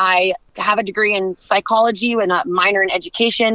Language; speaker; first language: English; native; English